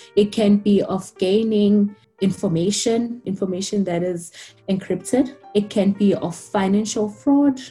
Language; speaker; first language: English; non-native, local second language; Zulu